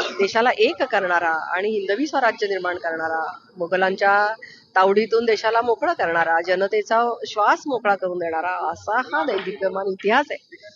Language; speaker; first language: Marathi; native; Marathi